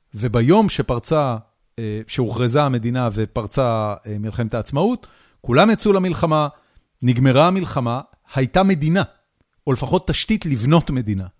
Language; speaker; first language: Hebrew; native; Hebrew